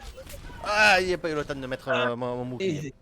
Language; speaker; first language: French; native; French